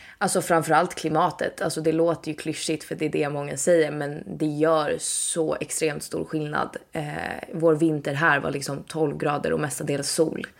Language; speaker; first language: Swedish; native; Swedish